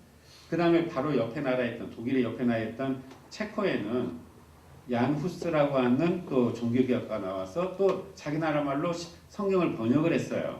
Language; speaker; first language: Korean; native; Korean